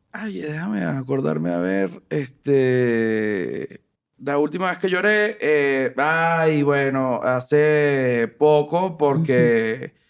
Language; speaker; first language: Spanish; native; Spanish